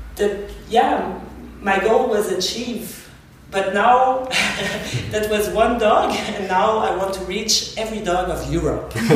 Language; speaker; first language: English; non-native, fluent; French